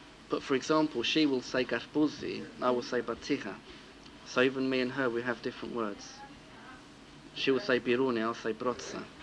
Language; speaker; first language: English; early bilingual, other home language; Greek